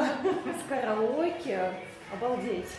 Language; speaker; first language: Russian; native; Russian